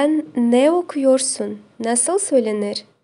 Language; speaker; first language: Turkish; non-native, fluent; Kazakh